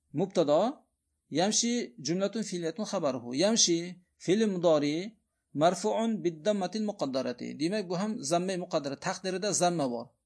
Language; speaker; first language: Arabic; non-native, fluent; Uzbek